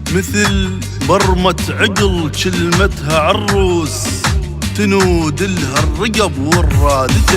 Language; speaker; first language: Arabic; native; Arabic